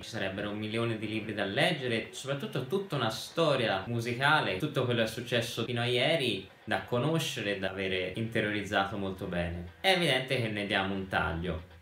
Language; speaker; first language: Italian; native; Italian